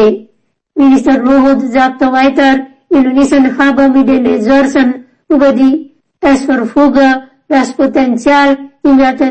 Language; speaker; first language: German; non-native, fluent; Indonesian